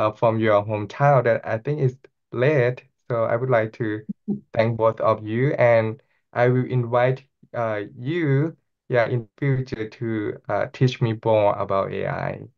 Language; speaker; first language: English; non-native, fluent; Thai